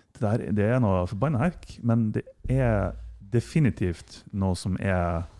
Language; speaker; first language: Norwegian; non-native, fluent; German